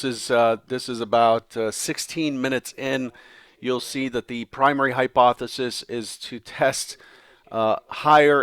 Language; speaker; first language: English; native; English